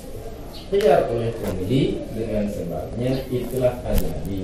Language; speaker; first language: Indonesian; native; Indonesian